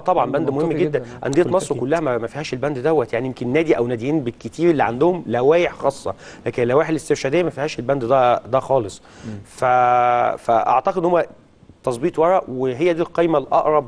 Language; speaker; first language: Arabic; native; Arabic